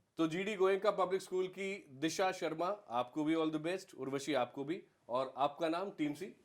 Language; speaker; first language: Hindi; native; Hindi